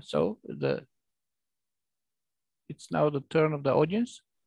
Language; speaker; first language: English; non-native, fluent; Bulgarian